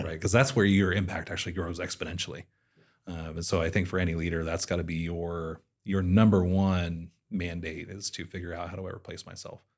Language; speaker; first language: English; native; English